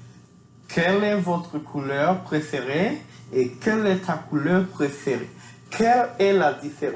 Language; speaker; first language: French; non-native, fluent; Spanish